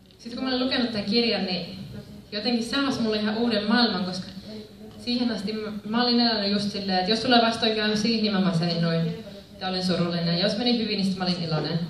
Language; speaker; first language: Finnish; early bilingual, other home language; Spanish